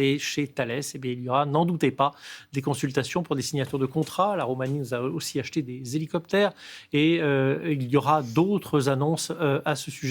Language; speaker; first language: French; native; French